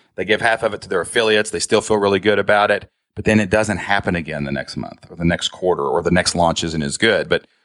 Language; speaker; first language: English; native; English